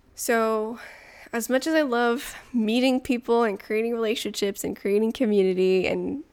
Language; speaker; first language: English; non-native, fluent; French